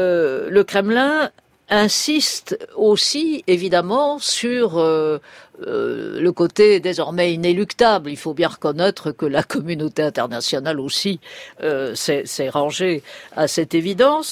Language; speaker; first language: French; native; French